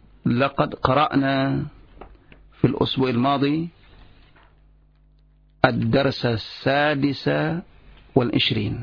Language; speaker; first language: Arabic; non-native, fluent; Indonesian